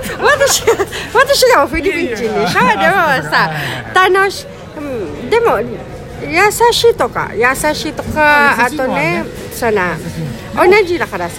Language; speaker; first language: Japanese; non-native, learner; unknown